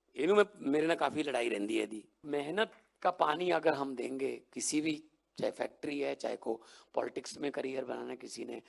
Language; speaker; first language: Hindi; non-native, local second language; Punjabi